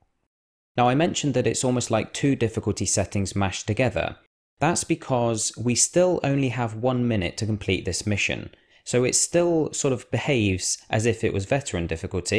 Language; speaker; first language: English; native; English